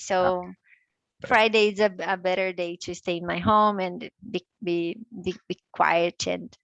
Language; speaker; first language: English; non-native, learner; Portuguese